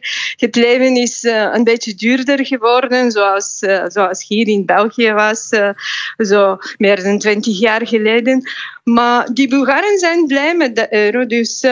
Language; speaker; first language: Dutch; non-native, fluent; Bulgarian